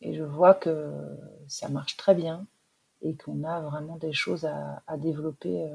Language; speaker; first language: French; native; French